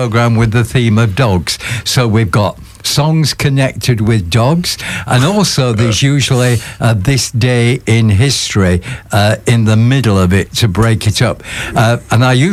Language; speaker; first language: English; native; English